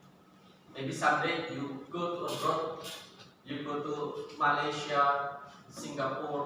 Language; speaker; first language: English; non-native, fluent; Indonesian